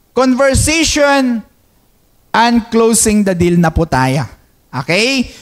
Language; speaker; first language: Filipino; non-native, local second language; Hiligaynon